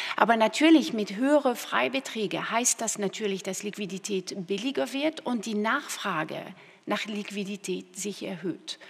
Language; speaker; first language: German; non-native, fluent; French